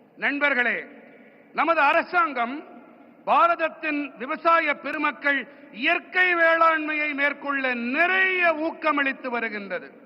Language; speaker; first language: Tamil; native; Tamil